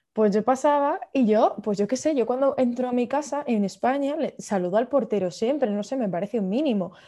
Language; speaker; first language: Spanish; native; Spanish